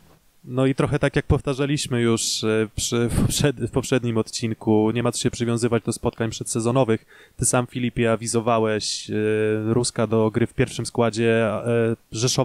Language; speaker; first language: Polish; native; Polish